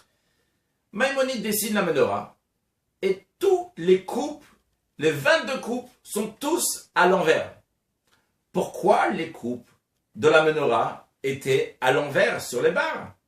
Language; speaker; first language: French; native; French